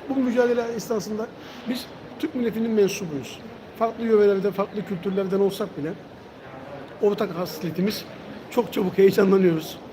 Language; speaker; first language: Turkish; native; Turkish